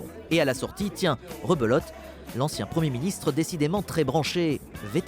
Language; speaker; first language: French; native; French